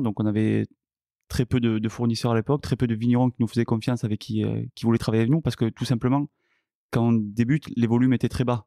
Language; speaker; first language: French; native; French